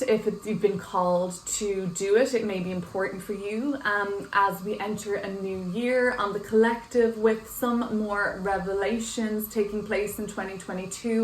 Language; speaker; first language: English; native; English